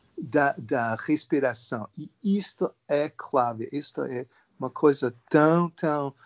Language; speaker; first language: Portuguese; non-native, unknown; English